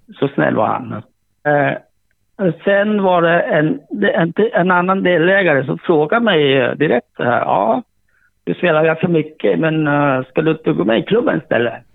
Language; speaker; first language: Swedish; early bilingual, other home language; Vietnamese